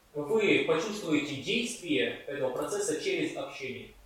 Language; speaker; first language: Russian; native; Russian